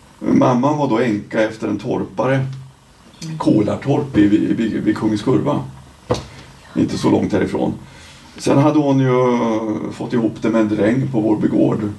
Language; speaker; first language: Swedish; native; Swedish